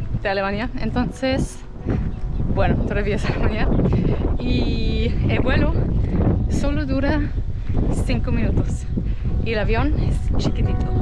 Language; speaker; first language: Spanish; non-native, fluent; German